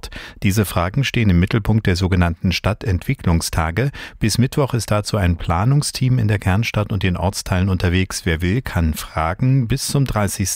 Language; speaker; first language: German; native; German